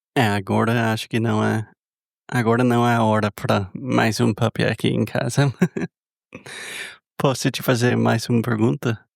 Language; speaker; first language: Portuguese; non-native, fluent; English